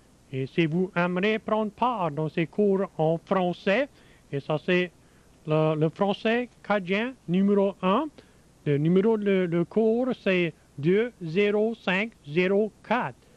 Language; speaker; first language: French; early bilingual, heritage; French